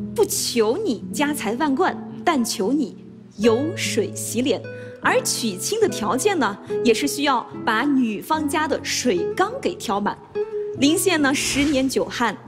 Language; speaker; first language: Chinese; native; Chinese